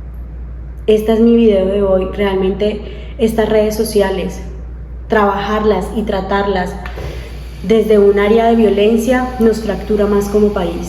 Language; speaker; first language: Spanish; native; Spanish